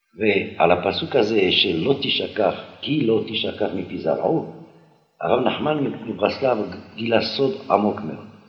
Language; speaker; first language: Hebrew; non-native, fluent; French